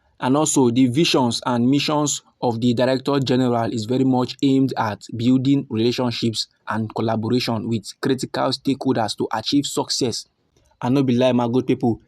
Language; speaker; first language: Nigerian Pidgin; native; Nigerian Pidgin